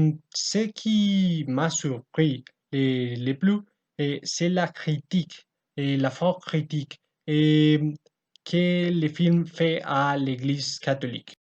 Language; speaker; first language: French; non-native, learner; Spanish